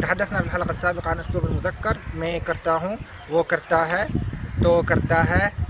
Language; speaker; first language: Hindi; non-native, fluent; Arabic